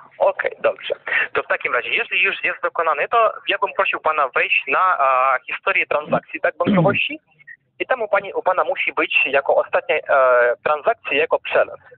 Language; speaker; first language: Polish; non-native, fluent; Russian